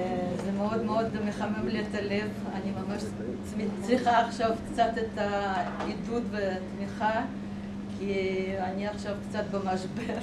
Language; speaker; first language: Hebrew; non-native, fluent; Russian